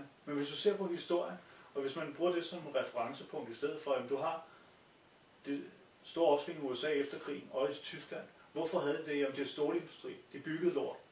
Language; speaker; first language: Danish; native; Danish